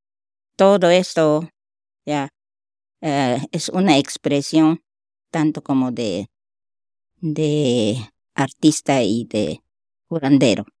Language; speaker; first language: Spanish; non-native, local second language; Shipibo-Conibo